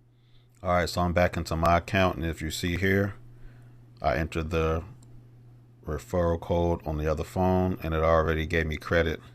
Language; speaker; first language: English; native; English